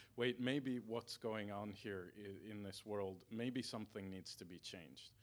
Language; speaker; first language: English; native; English